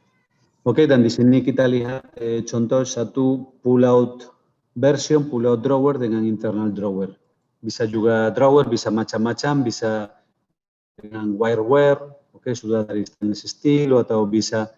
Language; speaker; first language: Indonesian; non-native, fluent; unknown